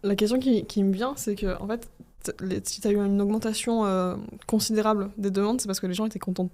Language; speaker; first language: French; native; French